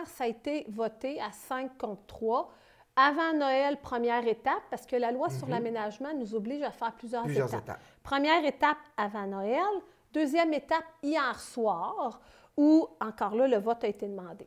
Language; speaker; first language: French; native; French